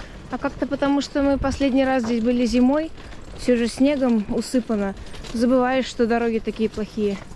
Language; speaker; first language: Russian; native; Russian